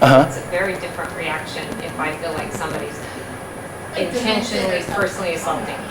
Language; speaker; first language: English; native; English